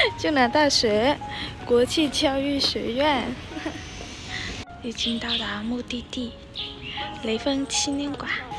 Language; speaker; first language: Chinese; non-native, fluent; Vietnamese